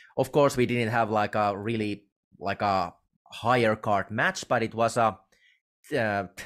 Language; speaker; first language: English; non-native, fluent; Finnish